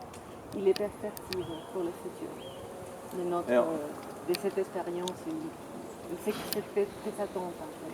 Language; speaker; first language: French; non-native, learner; Spanish